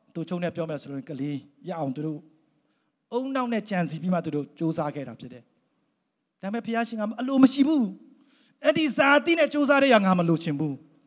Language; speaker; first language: Burmese; non-native, local second language; Hakha Chin